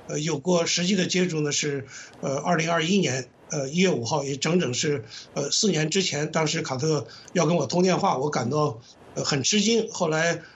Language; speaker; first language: Chinese; native; Chinese